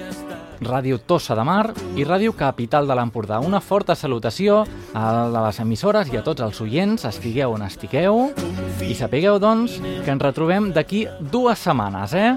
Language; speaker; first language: Catalan; native; Catalan